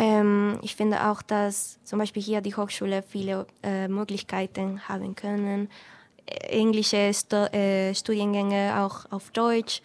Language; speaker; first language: German; non-native, fluent; Spanish